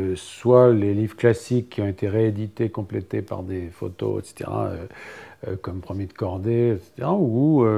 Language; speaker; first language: French; native; French